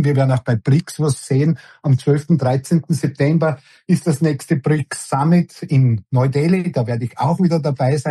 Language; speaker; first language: German; native; German